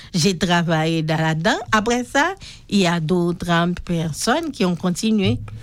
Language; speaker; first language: French; non-native, local second language; Haitian Creole